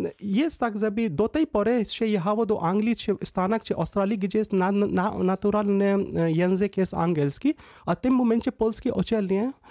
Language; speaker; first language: Polish; non-native, fluent; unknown